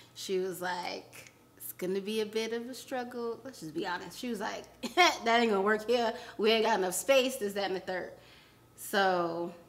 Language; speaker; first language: English; native; English